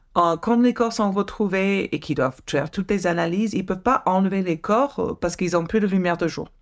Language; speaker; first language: French; non-native, fluent; English